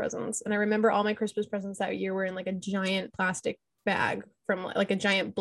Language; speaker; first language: English; native; English